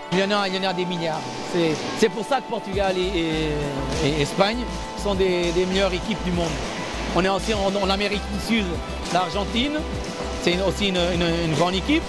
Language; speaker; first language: French; non-native, learner; Portuguese